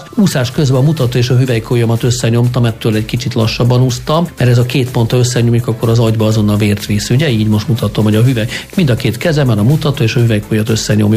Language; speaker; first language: Hungarian; native; Hungarian